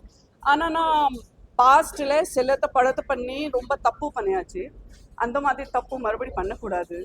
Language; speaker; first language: Tamil; non-native, fluent; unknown